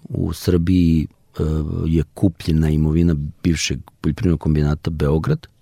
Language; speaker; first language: Serbian; native; Serbian